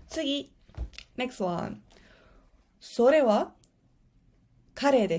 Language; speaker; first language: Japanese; non-native, fluent; Spanish